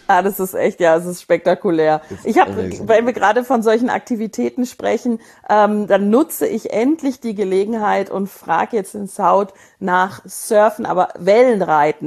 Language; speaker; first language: German; native; German